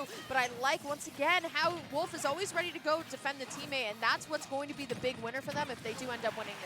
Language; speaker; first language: English; native; English